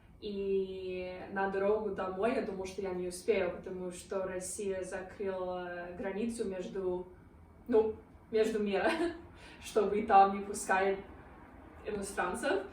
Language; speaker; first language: Russian; non-native, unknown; English